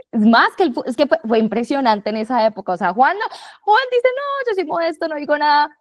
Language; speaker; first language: Spanish; native; Spanish